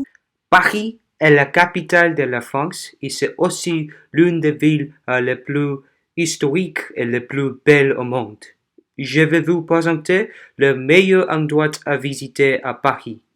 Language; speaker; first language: French; non-native, learner; Korean